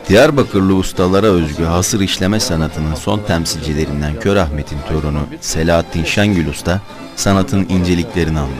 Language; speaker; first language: Turkish; native; Turkish